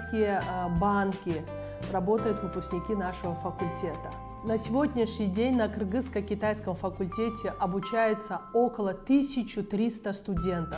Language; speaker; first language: Russian; non-native, local second language; Kyrgyz